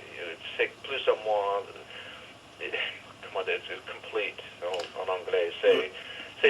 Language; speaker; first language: French; non-native, fluent; English